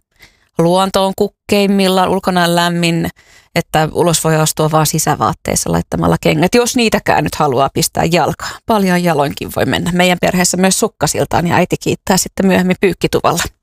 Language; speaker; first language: Finnish; native; Finnish